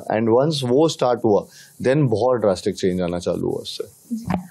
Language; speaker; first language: Hindi; native; Hindi